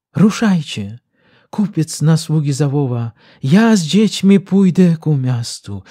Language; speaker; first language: Polish; early bilingual, heritage; Polish